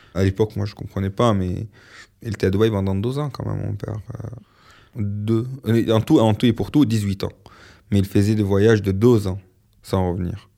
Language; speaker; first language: French; non-native, fluent; Arabic